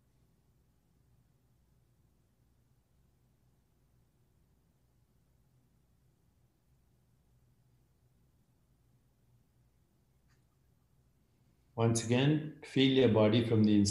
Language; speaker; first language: English; non-native, local second language; Hindi